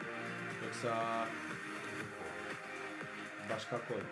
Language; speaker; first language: Turkish; non-native, learner; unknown